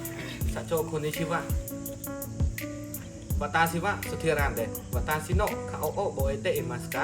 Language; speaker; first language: Japanese; non-native, learner; Khmer